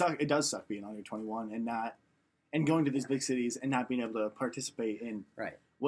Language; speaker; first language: English; native; English